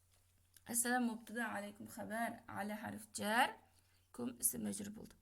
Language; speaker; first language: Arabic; non-native, fluent; Uyghur